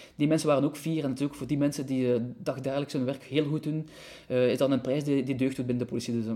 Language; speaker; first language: Dutch; native; Dutch